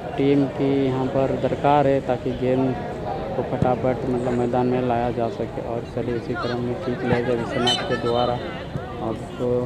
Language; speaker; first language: Hindi; native; Hindi